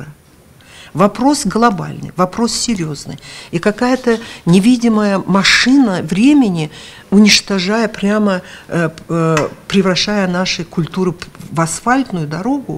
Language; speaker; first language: Russian; non-native, local second language; Karachay-Balkar